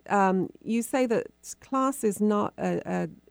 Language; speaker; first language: English; native; English